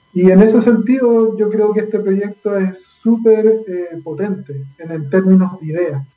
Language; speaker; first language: Spanish; native; Spanish